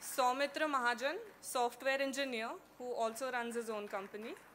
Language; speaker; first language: Hindi; non-native, local second language; Marathi